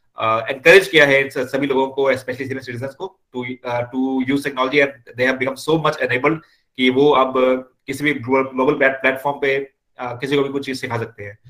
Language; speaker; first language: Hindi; native; Hindi